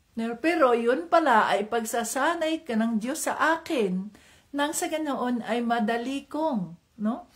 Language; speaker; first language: Filipino; non-native, local second language; Cebuano